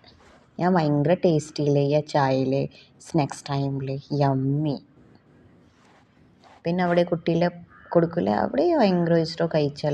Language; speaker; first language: Malayalam; non-native, learner; Hindi